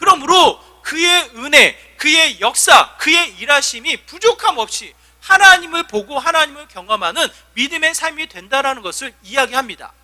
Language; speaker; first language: Korean; native; Korean